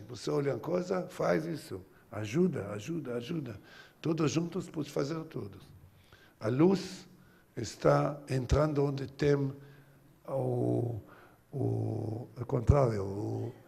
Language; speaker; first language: Portuguese; non-native, learner; Hebrew